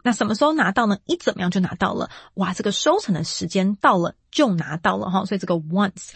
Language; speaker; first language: Chinese; native; Chinese